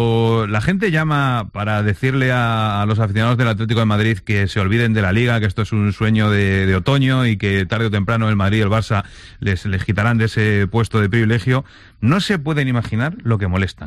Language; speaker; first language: Spanish; native; Spanish